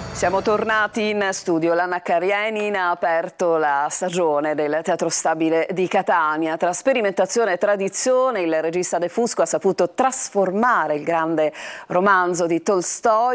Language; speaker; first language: Italian; native; Italian